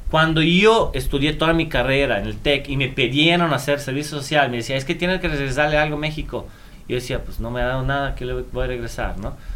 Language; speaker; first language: Spanish; non-native, fluent; Italian